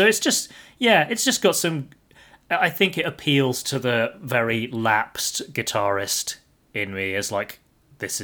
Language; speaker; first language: English; native; English